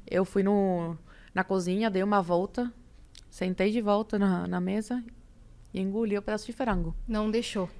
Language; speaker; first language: Portuguese; early bilingual, other home language; Spanish